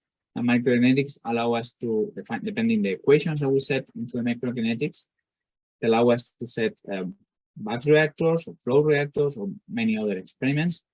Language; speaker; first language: English; non-native, fluent; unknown